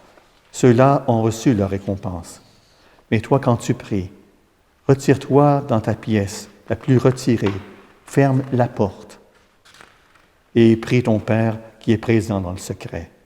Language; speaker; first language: French; native; French